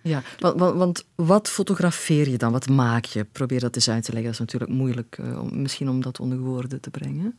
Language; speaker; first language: Dutch; native; Dutch